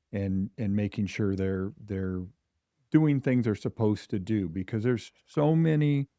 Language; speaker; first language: English; native; English